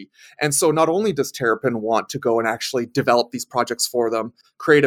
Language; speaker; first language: English; native; English